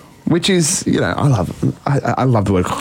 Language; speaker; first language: English; native; English